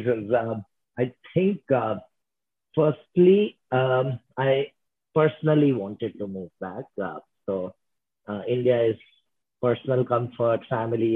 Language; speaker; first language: English; non-native, local second language; Hindi